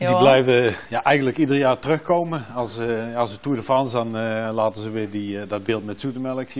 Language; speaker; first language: Dutch; native; Dutch